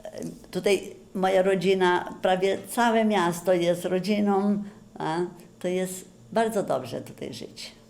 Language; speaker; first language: Polish; early bilingual, heritage; Polish